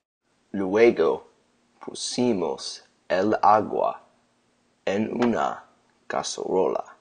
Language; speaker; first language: Spanish; non-native, learner; English